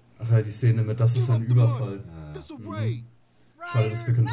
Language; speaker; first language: German; native; German